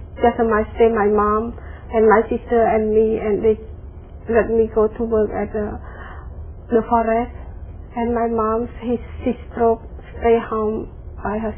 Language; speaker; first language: English; non-native, learner; Khmer